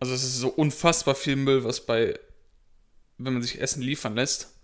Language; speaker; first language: German; native; German